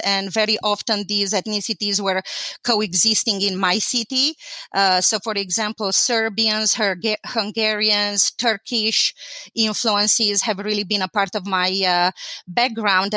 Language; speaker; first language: English; non-native, fluent; Romanian